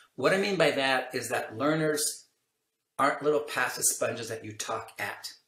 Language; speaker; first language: English; native; English